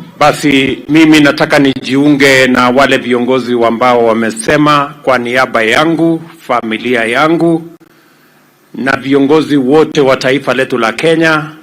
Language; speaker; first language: Swahili; non-native, local second language; Kalenjin